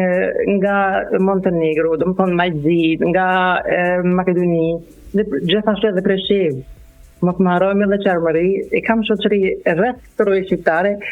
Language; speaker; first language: Albanian; non-native, learner; German